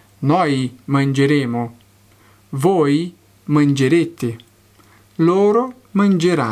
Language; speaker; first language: Italian; non-native, fluent; Portuguese